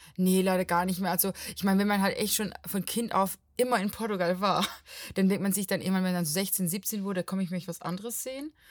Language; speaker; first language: German; non-native, fluent; Portuguese